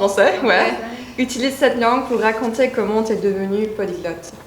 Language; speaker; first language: French; non-native, fluent; Turkish